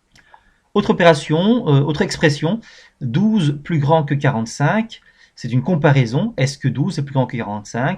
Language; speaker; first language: French; native; French